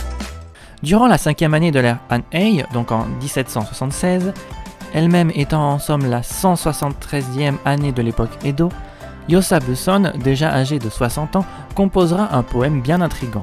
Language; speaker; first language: French; native; French